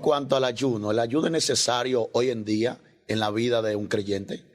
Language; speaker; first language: Spanish; native; Spanish